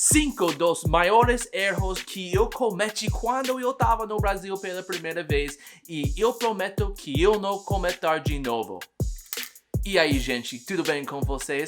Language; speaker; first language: Portuguese; non-native, learner; English